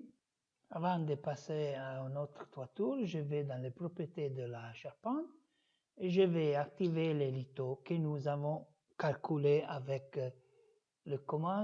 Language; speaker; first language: French; non-native, fluent; Italian